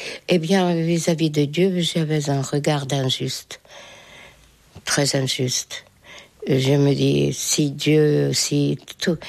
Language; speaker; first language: French; non-native, fluent; Hungarian